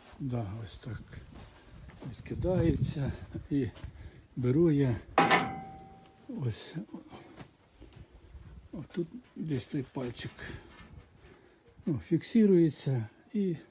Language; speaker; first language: Ukrainian; native; Ukrainian